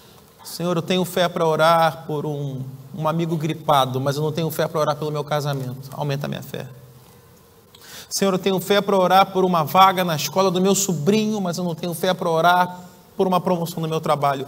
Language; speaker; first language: Portuguese; native; Portuguese